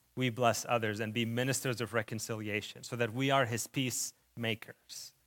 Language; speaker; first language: English; early bilingual, other home language; Arabic